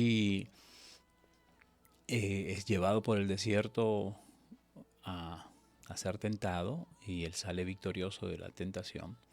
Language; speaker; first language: Spanish; native; Spanish